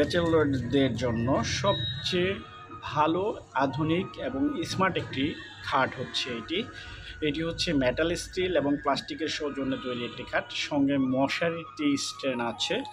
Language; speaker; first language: Bangla; native; Bangla